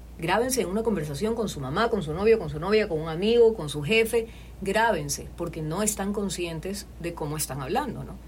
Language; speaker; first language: Spanish; native; Spanish